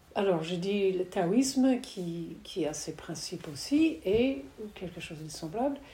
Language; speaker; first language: French; native; French